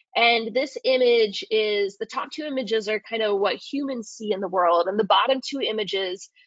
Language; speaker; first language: English; native; English